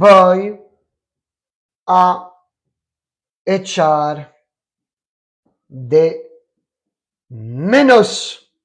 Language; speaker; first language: Spanish; non-native, fluent; French